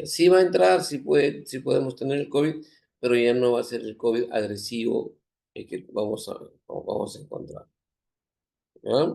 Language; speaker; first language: Spanish; native; Spanish